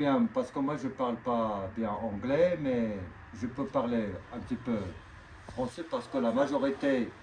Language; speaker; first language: French; non-native, learner; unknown